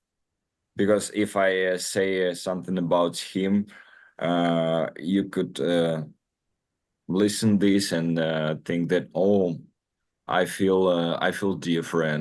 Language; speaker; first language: English; non-native, learner; Russian